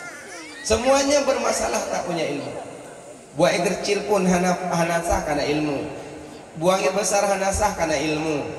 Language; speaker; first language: Indonesian; non-native, local second language; Achinese